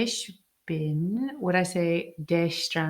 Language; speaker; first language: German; non-native, learner; English